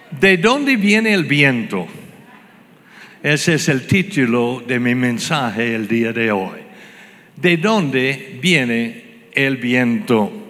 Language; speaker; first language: Spanish; non-native, fluent; English